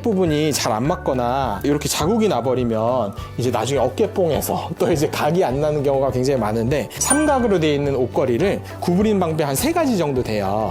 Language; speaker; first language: Korean; native; Korean